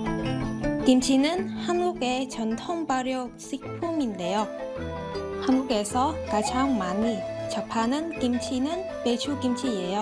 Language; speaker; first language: Korean; non-native, fluent; Vietnamese